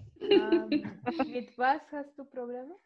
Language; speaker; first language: German; non-native, learner; Spanish